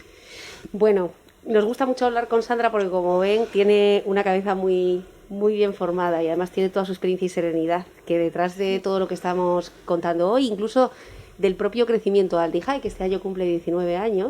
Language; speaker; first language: Spanish; native; Spanish